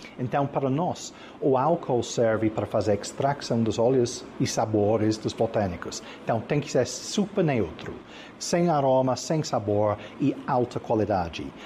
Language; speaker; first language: Portuguese; non-native, fluent; English